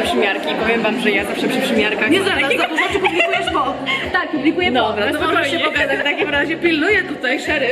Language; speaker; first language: Polish; native; Polish